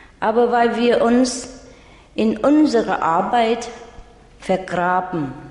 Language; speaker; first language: German; non-native, learner; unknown